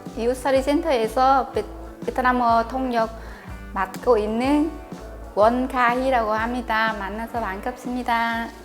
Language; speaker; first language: Korean; non-native, fluent; Vietnamese